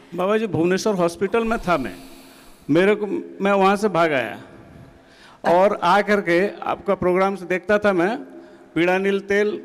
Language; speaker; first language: Hindi; non-native, local second language; Odia